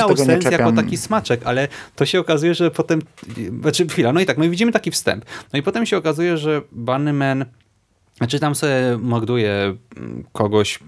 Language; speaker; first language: Polish; native; Polish